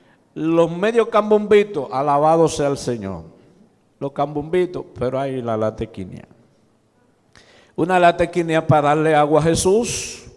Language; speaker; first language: Spanish; native; Spanish